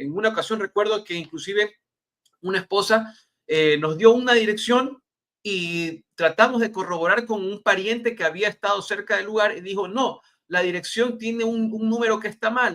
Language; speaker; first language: Spanish; native; Spanish